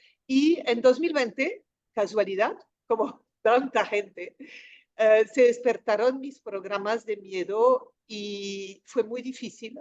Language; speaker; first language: Spanish; non-native, fluent; French